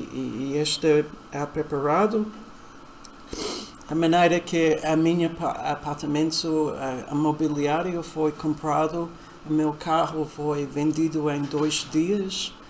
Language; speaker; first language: Portuguese; non-native, fluent; English